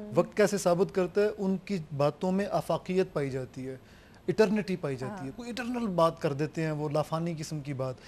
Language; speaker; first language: Urdu; non-native, local second language; Punjabi